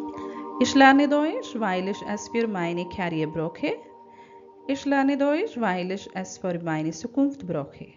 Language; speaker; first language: German; non-native, fluent; Hindi